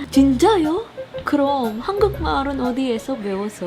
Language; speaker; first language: Korean; non-native, learner; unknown